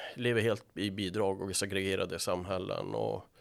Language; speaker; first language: Swedish; native; Swedish